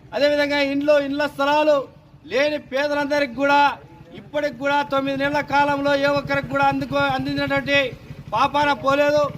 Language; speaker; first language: Telugu; native; Telugu